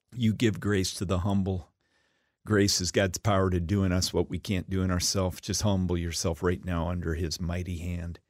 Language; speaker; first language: English; native; English